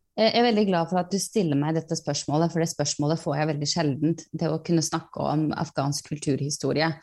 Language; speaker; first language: Norwegian; early bilingual, other home language; Persian